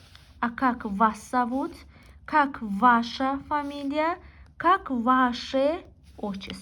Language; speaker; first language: Russian; non-native, local second language; Azerbaijani